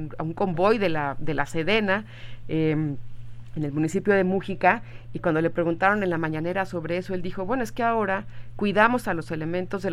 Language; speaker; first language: Spanish; native; Spanish